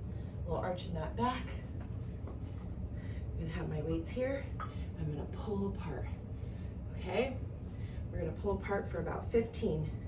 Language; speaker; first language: English; native; English